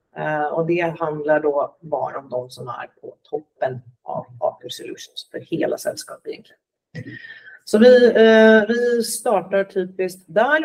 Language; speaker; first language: Swedish; native; Swedish